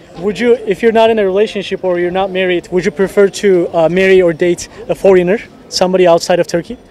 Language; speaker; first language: English; non-native, fluent; Turkish